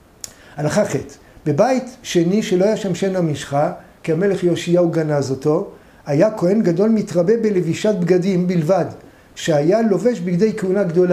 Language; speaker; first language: Hebrew; native; Hebrew